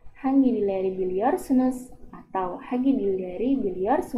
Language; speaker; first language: Turkish; non-native, fluent; Indonesian